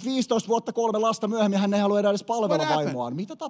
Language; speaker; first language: Finnish; native; Finnish